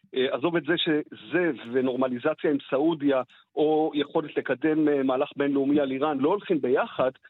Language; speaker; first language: Hebrew; native; Hebrew